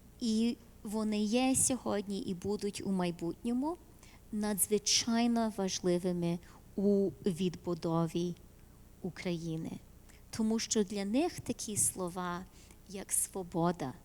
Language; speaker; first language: Ukrainian; early bilingual, heritage; Ukrainian